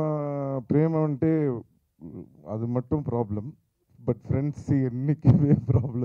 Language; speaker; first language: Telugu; non-native, learner; Tamil